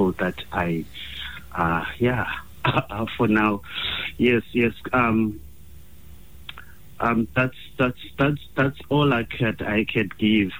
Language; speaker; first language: English; non-native, local second language; Xhosa